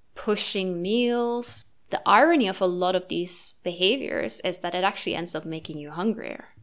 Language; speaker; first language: English; non-native, fluent; Norwegian